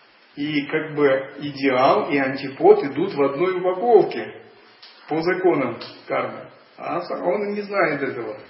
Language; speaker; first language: Russian; native; Russian